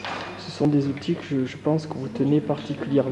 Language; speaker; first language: French; native; French